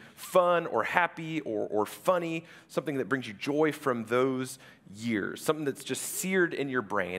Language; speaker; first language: English; native; English